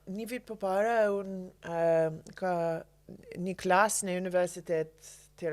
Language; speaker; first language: Albanian; non-native, learner; English